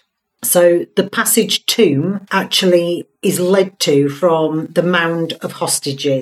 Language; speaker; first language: English; native; English